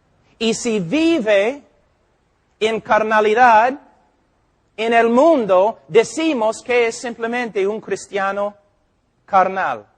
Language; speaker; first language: Spanish; non-native, fluent; English